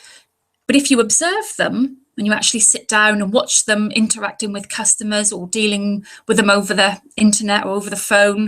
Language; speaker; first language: English; native; English